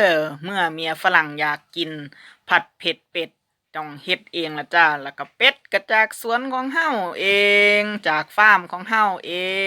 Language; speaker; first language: Thai; native; Thai